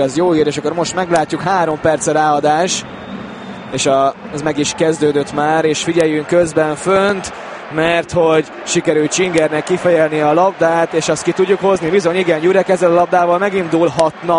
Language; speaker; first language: Hungarian; native; Hungarian